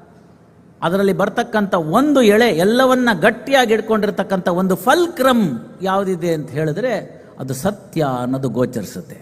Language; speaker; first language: Kannada; native; Kannada